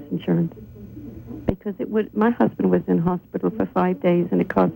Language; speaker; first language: English; native; English